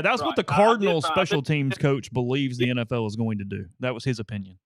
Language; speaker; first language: English; native; English